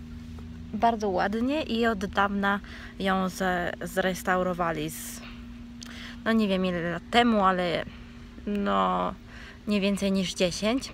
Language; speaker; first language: Polish; non-native, fluent; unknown